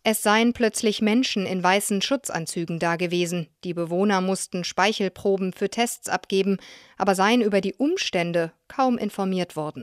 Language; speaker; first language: German; native; German